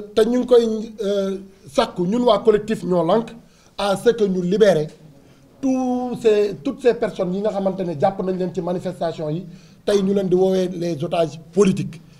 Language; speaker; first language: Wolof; native; Wolof